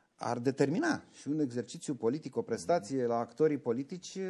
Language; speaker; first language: Romanian; native; Romanian